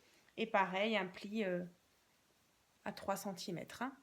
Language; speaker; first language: French; native; French